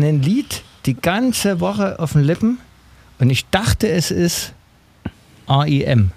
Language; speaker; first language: German; native; German